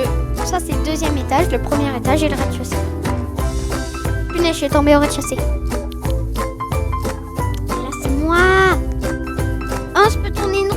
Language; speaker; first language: French; native; French